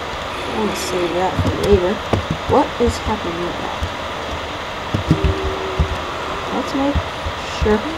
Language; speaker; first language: English; native; English